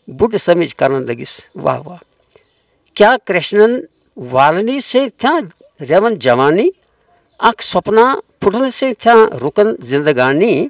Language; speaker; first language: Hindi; non-native, local second language; Kashmiri